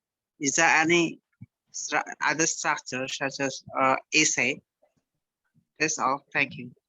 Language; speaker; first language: English; non-native, learner; Indonesian